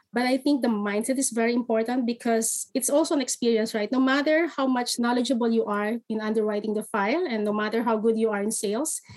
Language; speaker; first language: English; non-native, local second language; Filipino